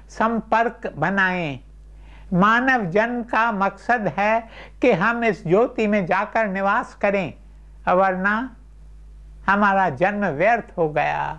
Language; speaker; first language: Urdu; non-native, local second language; Sindhi